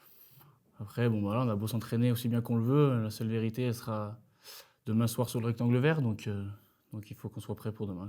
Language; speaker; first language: French; native; French